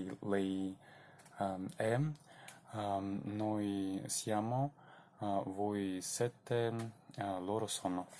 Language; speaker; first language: Italian; non-native, learner; Belarusian